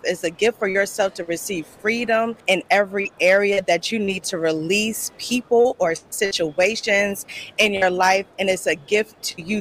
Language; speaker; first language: English; native; English